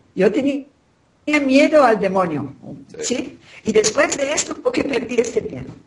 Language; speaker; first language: Spanish; non-native, fluent; Polish